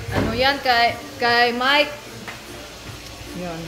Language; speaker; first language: Filipino; non-native, local second language; Cebuano